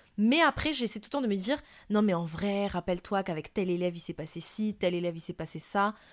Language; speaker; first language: French; non-native, local second language; Malagasy